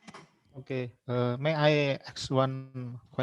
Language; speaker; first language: English; non-native, learner; Indonesian